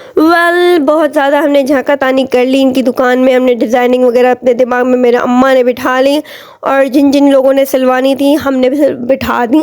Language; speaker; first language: Urdu; native; Urdu